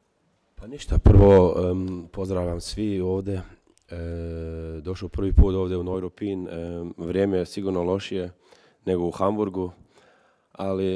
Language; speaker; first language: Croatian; early bilingual, heritage; Croatian